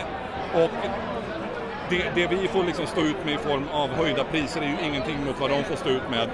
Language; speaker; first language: Swedish; native; Swedish